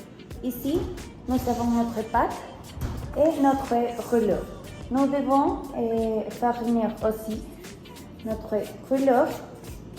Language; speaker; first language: French; non-native, learner; Spanish